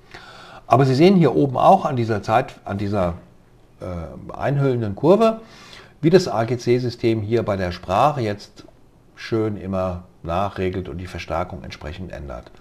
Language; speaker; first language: German; native; German